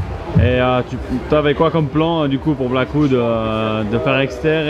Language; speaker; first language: French; native; French